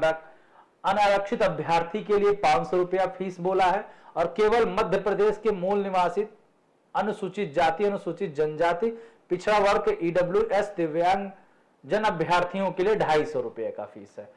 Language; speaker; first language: Hindi; native; Hindi